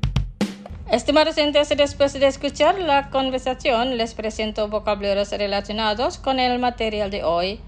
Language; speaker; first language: Spanish; non-native, fluent; Indonesian